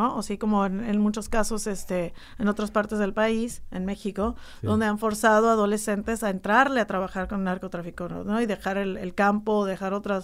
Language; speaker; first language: Spanish; native; Spanish